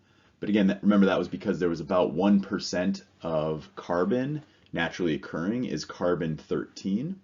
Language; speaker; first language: English; native; English